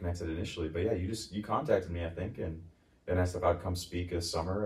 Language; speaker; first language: English; native; English